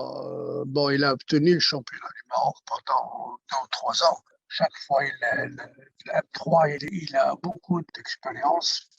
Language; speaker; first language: French; non-native, local second language; Arabic